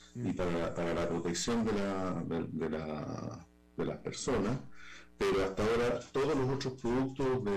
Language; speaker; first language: Spanish; native; Spanish